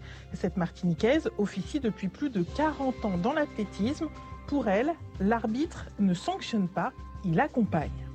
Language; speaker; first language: French; native; French